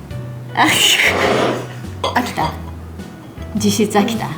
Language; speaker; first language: Japanese; native; Japanese